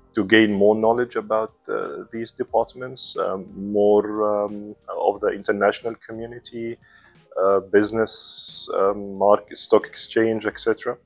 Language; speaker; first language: English; non-native, fluent; Arabic